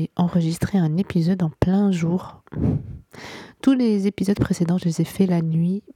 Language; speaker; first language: French; non-native, local second language; Arabic